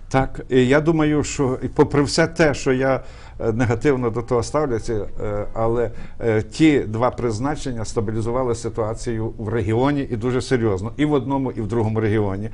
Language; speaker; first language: Ukrainian; native; Ukrainian